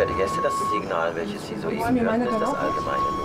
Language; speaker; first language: German; native; German